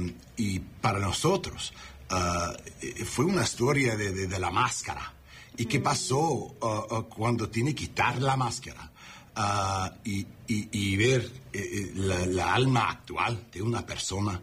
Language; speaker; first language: Spanish; early bilingual, heritage; English